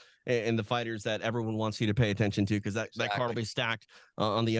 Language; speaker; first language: English; native; English